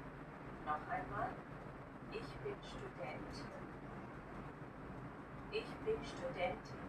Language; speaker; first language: German; non-native, fluent; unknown